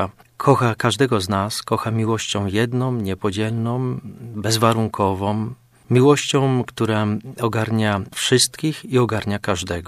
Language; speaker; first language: Polish; native; Polish